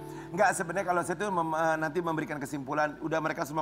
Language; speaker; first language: Indonesian; native; Indonesian